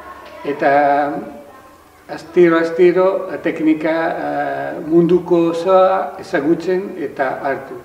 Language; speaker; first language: Basque; non-native, learner; Italian